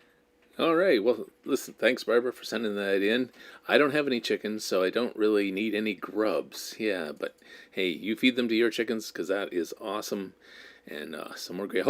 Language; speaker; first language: English; native; English